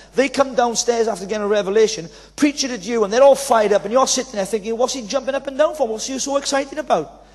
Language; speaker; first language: English; native; English